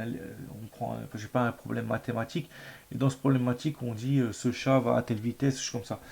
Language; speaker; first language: French; native; French